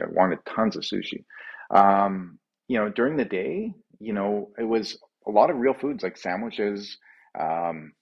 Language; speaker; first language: English; native; English